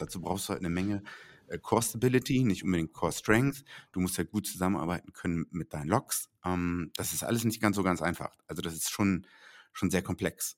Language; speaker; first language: German; native; German